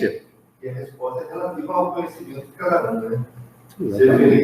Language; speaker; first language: Portuguese; native; Portuguese